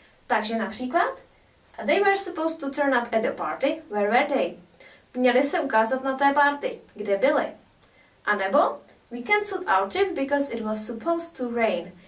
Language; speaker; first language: English; non-native, fluent; Czech